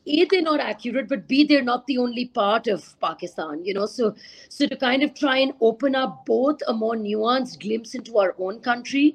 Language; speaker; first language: English; non-native, local second language; Urdu